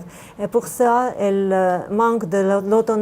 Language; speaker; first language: French; non-native, fluent; Armenian